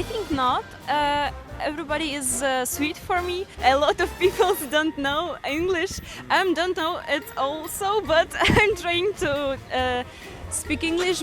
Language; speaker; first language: English; non-native, learner; Estonian